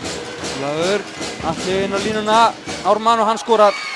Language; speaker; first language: Icelandic; native; Icelandic